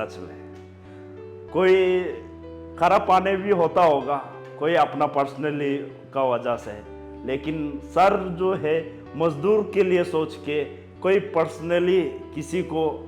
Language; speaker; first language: Hindi; non-native, local second language; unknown